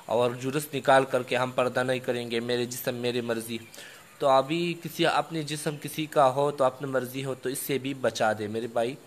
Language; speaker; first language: Urdu; non-native, local second language; Pashto